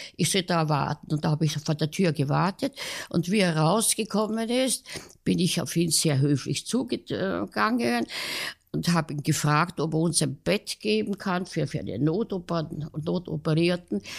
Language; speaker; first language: German; native; German